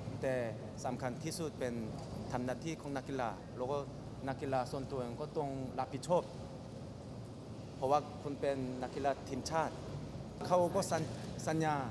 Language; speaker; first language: Thai; non-native, fluent; Korean